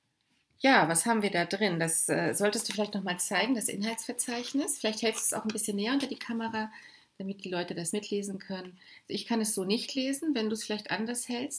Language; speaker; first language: German; native; German